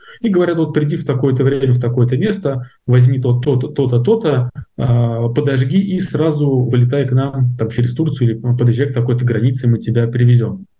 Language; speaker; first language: Russian; native; Russian